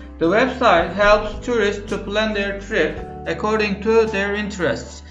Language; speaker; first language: English; non-native, fluent; Turkish